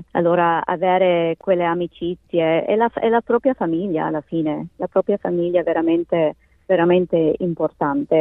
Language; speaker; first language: Italian; native; Italian